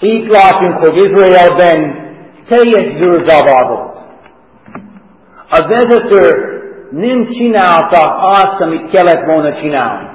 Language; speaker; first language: Hungarian; non-native, learner; English